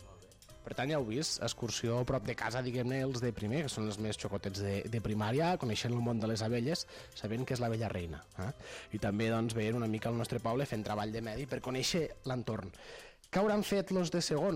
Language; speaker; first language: Catalan; native; Catalan